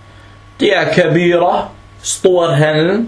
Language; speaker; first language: Danish; early bilingual, other home language; Arabic